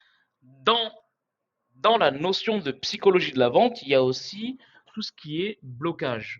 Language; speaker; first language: French; native; French